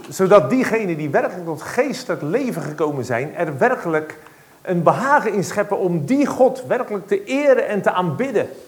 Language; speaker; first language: Dutch; native; Dutch